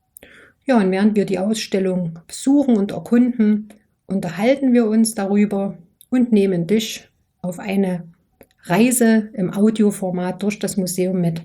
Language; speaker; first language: German; native; German